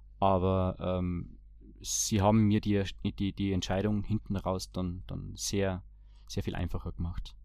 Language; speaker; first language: German; early bilingual, other home language; Bosnian